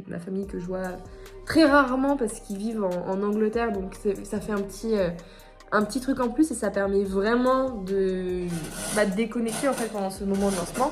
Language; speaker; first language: French; native; French